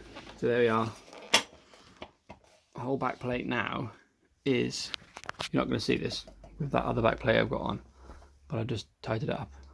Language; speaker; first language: English; native; English